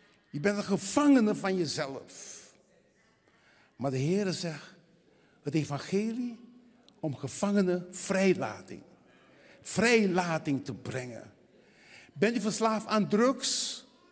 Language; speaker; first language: Dutch; non-native, fluent; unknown